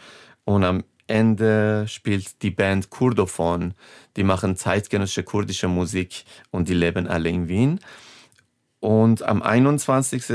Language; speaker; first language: German; non-native, fluent; Persian